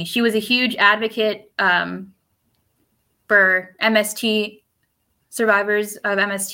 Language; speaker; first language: English; early bilingual, other home language; Spanish